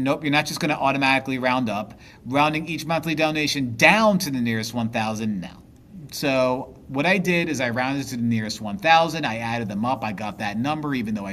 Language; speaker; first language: English; native; English